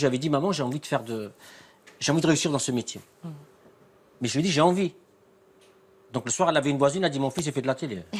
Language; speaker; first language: French; native; French